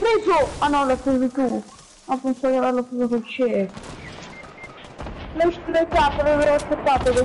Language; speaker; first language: Italian; native; Italian